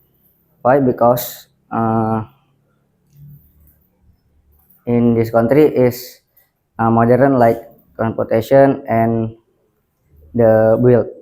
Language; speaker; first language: English; non-native, learner; Indonesian